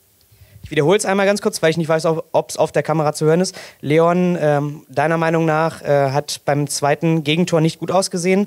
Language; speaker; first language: German; native; German